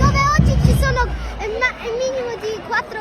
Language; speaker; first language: Italian; early bilingual, heritage; Italian